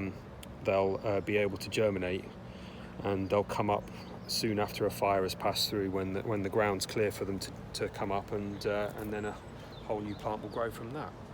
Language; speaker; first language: English; native; English